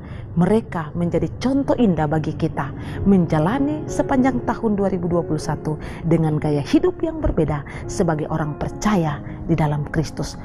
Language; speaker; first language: Indonesian; native; Indonesian